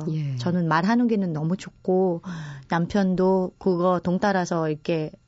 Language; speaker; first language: Korean; non-native, fluent; Filipino